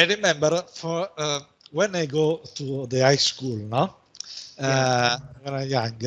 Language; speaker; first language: English; non-native, learner; Italian